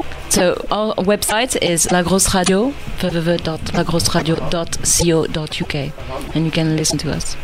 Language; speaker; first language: English; non-native, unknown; French